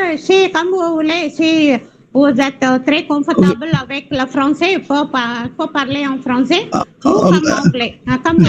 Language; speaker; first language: French; non-native, fluent; Tamil